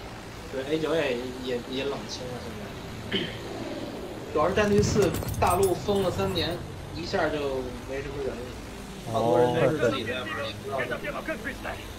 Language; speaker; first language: Chinese; native; Chinese